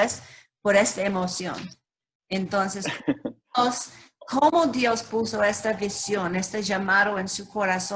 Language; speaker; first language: Spanish; non-native, learner; English